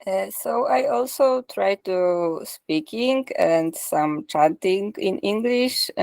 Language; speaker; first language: English; non-native, learner; Polish